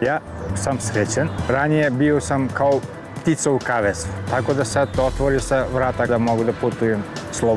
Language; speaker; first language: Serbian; non-native, learner; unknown